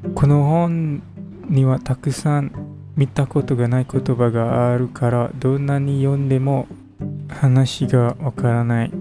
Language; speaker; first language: Japanese; non-native, learner; English